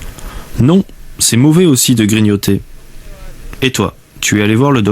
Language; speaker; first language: French; native; French